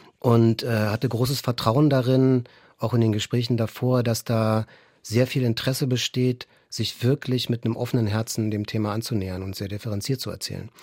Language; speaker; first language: German; native; German